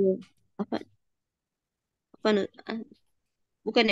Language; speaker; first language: Indonesian; native; Indonesian